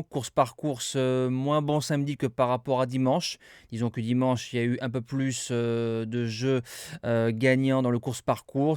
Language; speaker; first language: French; native; French